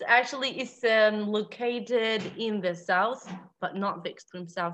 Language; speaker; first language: English; non-native, fluent; Arabic